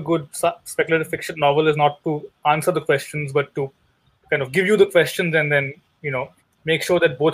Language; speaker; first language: English; non-native, local second language; Hindi